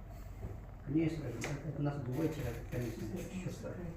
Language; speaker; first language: Russian; non-native, learner; Chinese